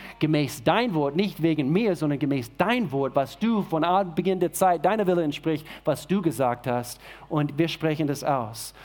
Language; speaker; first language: German; non-native, fluent; English